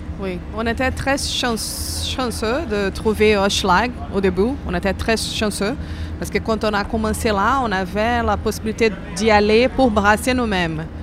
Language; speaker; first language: French; non-native, fluent; Portuguese